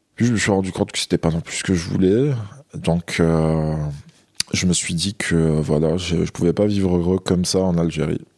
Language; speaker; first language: French; non-native, local second language; Kabyle